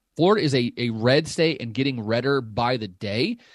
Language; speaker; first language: English; native; English